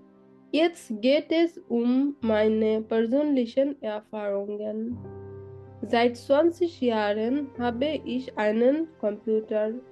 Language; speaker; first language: German; non-native, learner; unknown